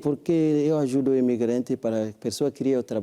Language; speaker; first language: Portuguese; non-native, learner; French